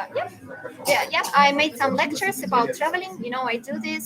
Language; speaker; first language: English; non-native, fluent; Russian